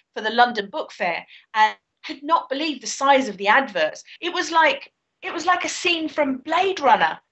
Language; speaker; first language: English; native; English